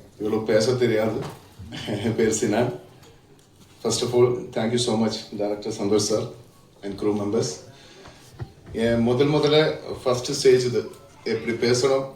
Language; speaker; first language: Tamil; non-native, learner; Malayalam